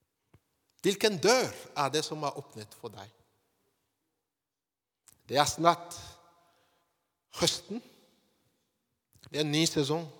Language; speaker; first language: Norwegian; non-native, fluent; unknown